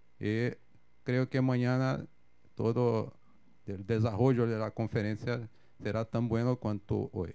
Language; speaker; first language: Spanish; non-native, fluent; Portuguese